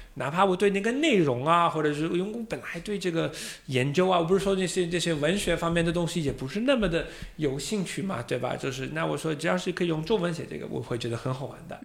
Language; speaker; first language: Chinese; non-native, fluent; English